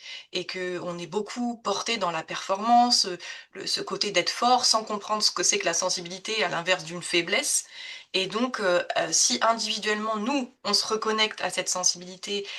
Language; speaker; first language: French; native; French